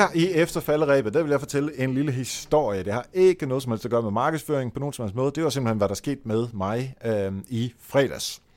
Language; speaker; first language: Danish; native; Danish